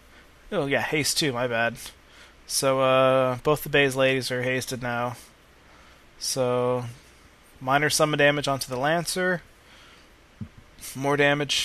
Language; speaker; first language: English; native; English